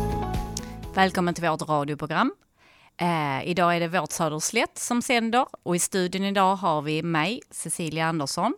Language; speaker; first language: Swedish; native; Swedish